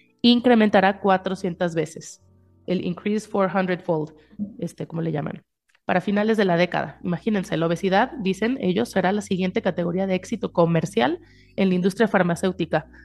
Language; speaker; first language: Spanish; native; Spanish